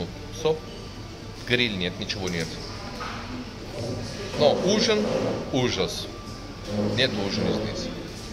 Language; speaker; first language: Russian; non-native, learner; Turkish